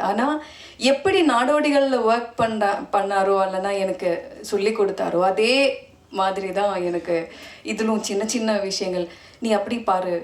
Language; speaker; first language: Tamil; non-native, fluent; Malayalam